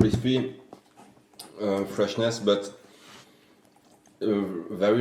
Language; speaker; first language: English; non-native, fluent; French